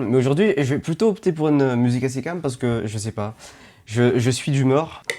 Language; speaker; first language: French; native; French